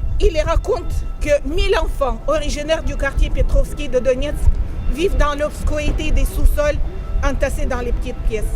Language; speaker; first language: French; non-native, learner; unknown